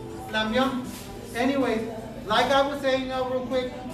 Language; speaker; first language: English; early bilingual, other home language; Spanish